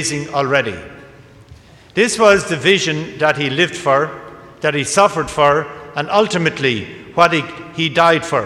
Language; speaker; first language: English; native; English